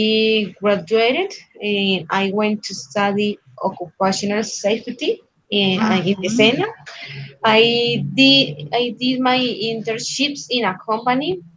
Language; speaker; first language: English; non-native, learner; Spanish